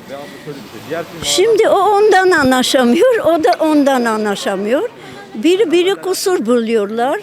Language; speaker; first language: Turkish; non-native, learner; Armenian